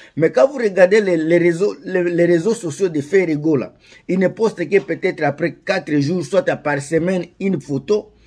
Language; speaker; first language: French; non-native, local second language; Lingala